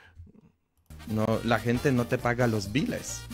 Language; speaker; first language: Spanish; non-native, fluent; Polish